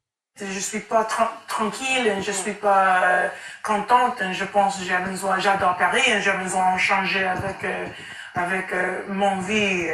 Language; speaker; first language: French; non-native, learner; English